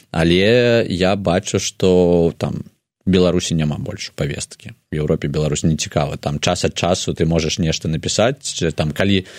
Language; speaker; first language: Belarusian; non-native, local second language; Russian